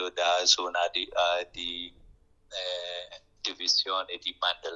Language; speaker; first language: Italian; non-native, learner; Burmese